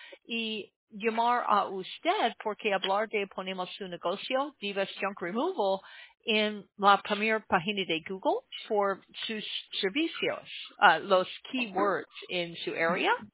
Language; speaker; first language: Spanish; non-native, learner; English